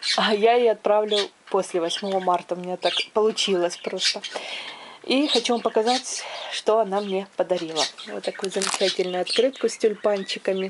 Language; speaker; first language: Russian; non-native, local second language; Ukrainian